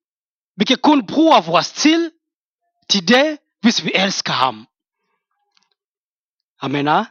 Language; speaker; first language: Danish; non-native, fluent; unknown